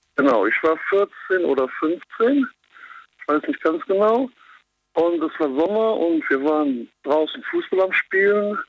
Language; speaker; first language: German; native; German